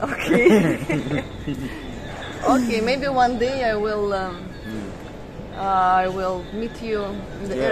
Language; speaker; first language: English; non-native, fluent; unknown